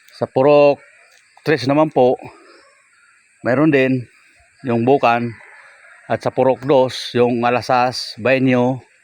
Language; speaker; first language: Filipino; non-native, local second language; Bikol